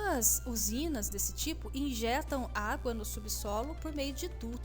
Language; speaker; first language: Portuguese; native; Portuguese